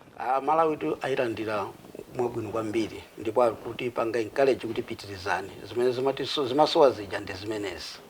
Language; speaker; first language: Nyanja; non-native, local second language; Tumbuka